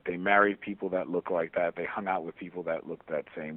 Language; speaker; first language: English; native; English